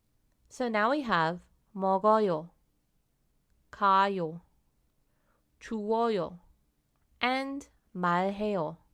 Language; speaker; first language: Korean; non-native, fluent; English